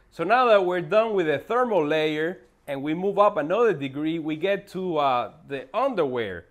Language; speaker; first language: English; native; English